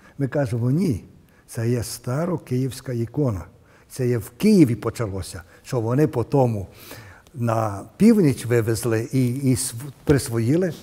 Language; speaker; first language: Ukrainian; early bilingual, heritage; Ukrainian